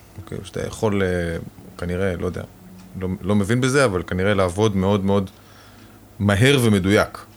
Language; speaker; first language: Hebrew; native; Hebrew